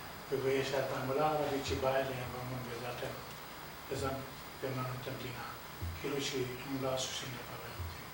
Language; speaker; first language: Hebrew; early bilingual, other home language; Arabic